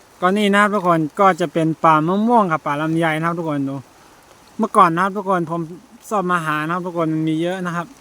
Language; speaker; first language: Thai; non-native, local second language; Shan